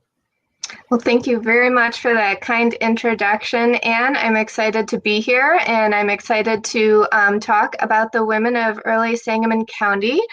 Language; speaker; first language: English; native; English